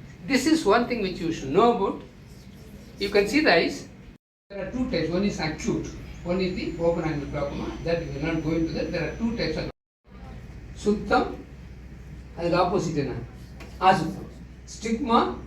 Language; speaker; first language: English; non-native, local second language; Tamil